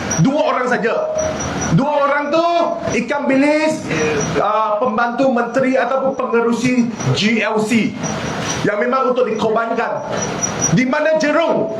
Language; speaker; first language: Malay; non-native, local second language; Chinese